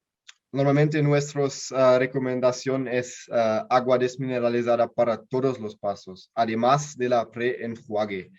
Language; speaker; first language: Spanish; non-native, learner; German